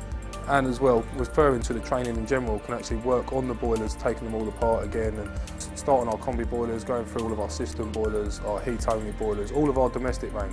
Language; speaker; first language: English; native; English